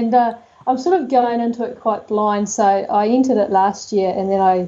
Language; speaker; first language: English; native; English